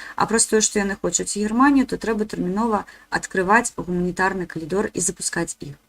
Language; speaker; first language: Belarusian; native; Belarusian